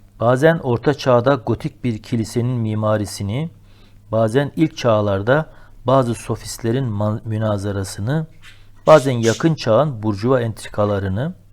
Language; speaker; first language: Turkish; native; Turkish